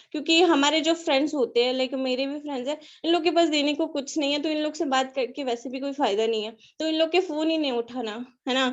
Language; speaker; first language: Hindi; non-native, local second language; Marathi